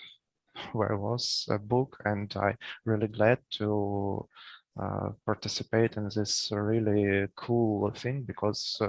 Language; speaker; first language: English; non-native, learner; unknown